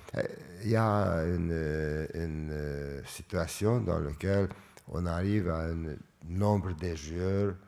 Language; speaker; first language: French; non-native, fluent; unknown